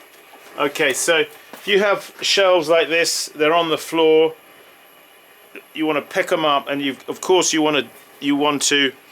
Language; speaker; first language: English; native; English